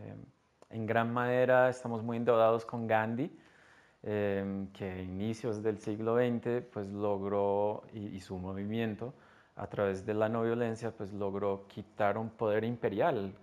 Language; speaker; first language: Spanish; non-native, fluent; English